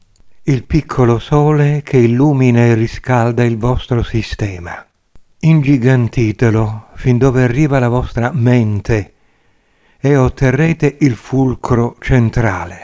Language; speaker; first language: Italian; native; Italian